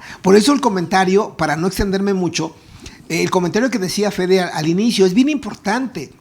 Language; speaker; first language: Spanish; native; Spanish